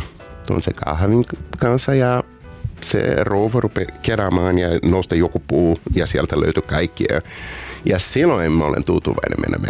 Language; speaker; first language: Finnish; non-native, learner; Portuguese